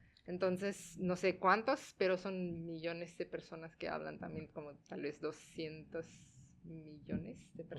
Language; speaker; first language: Spanish; non-native, fluent; Tamil